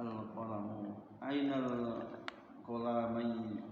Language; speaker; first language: Arabic; non-native, learner; Indonesian